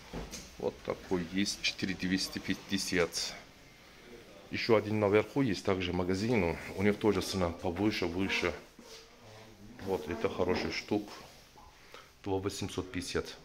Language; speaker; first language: Russian; non-native, learner; Turkish